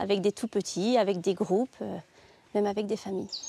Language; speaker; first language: French; native; French